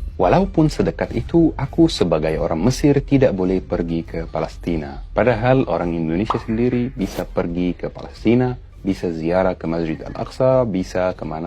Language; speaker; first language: Indonesian; non-native, fluent; Arabic